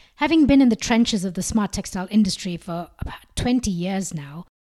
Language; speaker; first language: English; non-native, local second language; Malayalam